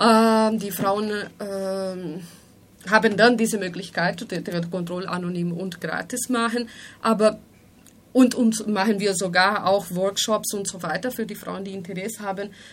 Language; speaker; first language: German; non-native, fluent; Spanish